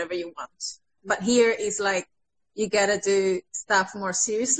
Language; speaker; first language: English; non-native, fluent; Spanish